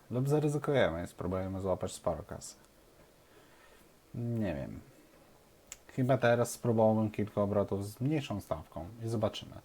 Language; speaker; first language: Polish; non-native, fluent; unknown